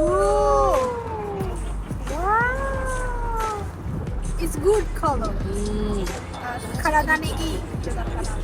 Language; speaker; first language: Japanese; non-native, fluent; Hindi